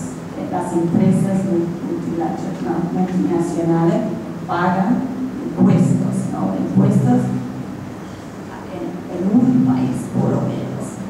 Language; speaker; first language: Spanish; non-native, fluent; English